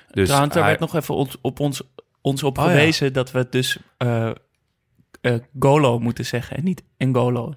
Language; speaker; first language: Dutch; native; Dutch